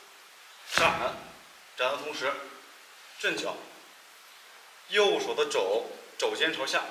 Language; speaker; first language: Chinese; native; Chinese